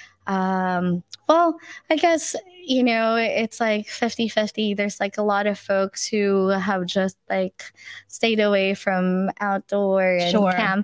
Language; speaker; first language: English; non-native, local second language; Filipino